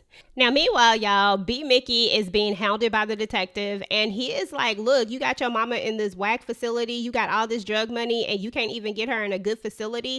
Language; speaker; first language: English; native; English